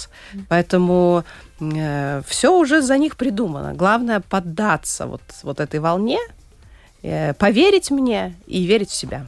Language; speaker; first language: Russian; native; Russian